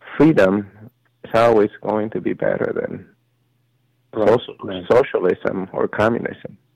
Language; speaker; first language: English; early bilingual, other home language; Spanish